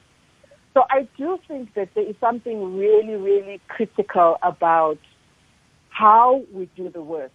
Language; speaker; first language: English; non-native, local second language; Zulu